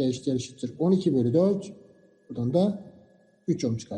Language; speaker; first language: Turkish; native; Turkish